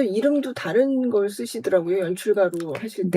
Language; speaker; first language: Korean; native; Korean